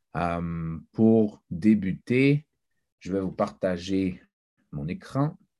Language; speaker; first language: French; early bilingual, other home language; Haitian Creole